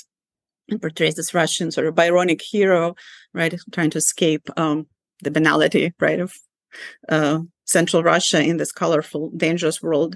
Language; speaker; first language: English; non-native, fluent; Ukrainian